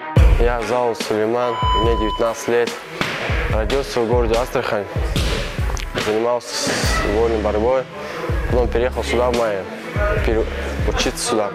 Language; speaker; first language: Russian; non-native, local second language; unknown